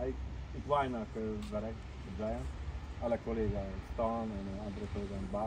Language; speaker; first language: Dutch; non-native, learner; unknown